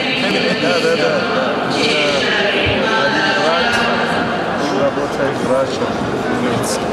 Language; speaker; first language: Russian; non-native, learner; Persian